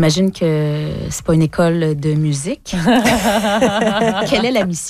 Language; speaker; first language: French; native; French